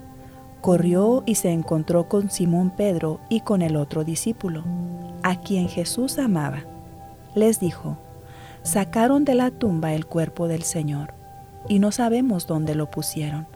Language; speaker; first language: Spanish; native; Spanish